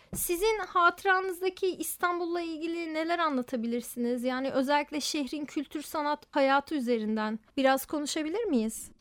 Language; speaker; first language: Turkish; native; Turkish